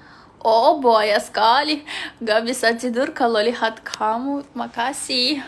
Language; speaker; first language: Indonesian; non-native, learner; Russian